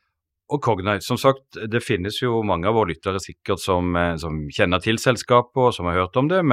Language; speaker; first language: Norwegian; native; Norwegian